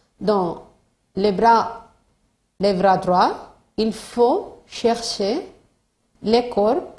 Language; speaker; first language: French; non-native, learner; Spanish